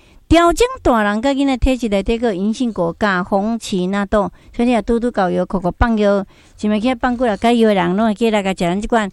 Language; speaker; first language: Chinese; native; Chinese